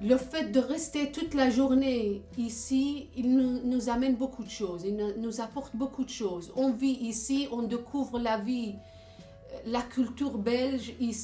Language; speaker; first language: French; non-native, learner; Arabic